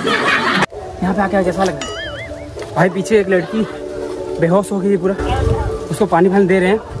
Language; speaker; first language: Hindi; non-native, local second language; Odia